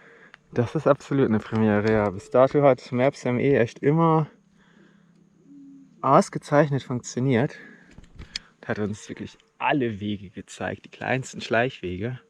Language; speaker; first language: German; native; German